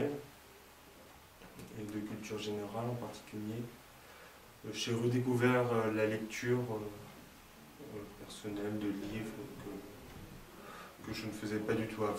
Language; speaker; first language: French; native; French